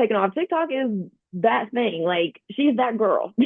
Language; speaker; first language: English; native; English